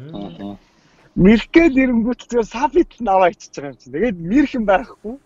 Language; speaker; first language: Mongolian; native; Mongolian